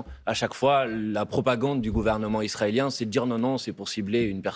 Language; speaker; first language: French; native; French